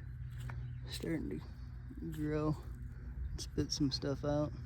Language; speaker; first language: English; native; English